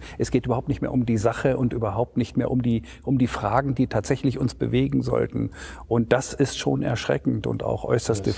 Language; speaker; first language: German; native; German